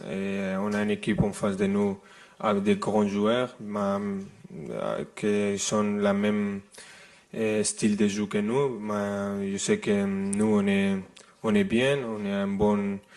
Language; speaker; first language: French; non-native, fluent; Spanish